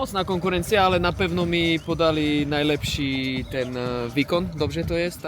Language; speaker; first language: Polish; early bilingual, heritage; Polish